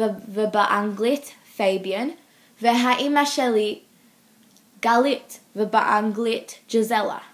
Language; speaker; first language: Hebrew; non-native, learner; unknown